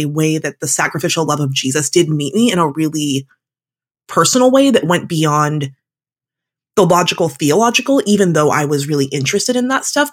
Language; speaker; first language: English; native; English